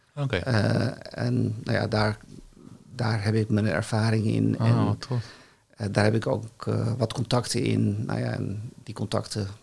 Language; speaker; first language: Dutch; native; Dutch